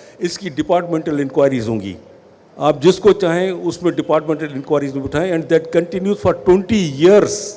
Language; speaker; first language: Urdu; non-native, local second language; Sindhi